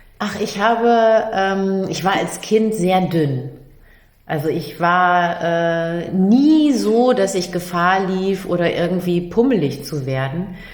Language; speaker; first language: German; native; German